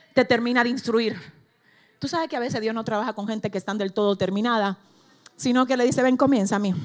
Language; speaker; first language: Spanish; native; Spanish